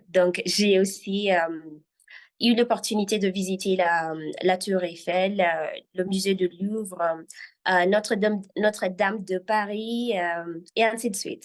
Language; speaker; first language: French; non-native, fluent; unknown